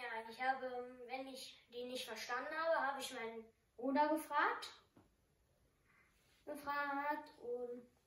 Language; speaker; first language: German; early bilingual, other home language; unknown